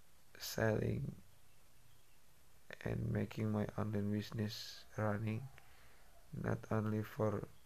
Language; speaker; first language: English; non-native, learner; Indonesian